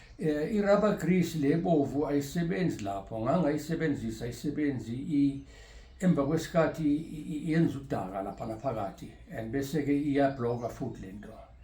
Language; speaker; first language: Zulu; non-native, local second language; Afrikaans